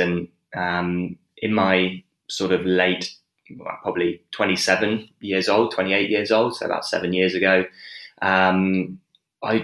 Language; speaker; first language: English; native; English